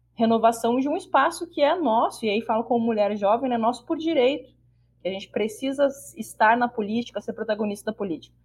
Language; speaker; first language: Portuguese; native; Portuguese